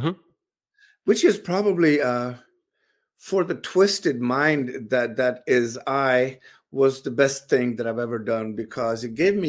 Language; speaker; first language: English; non-native, fluent; Swedish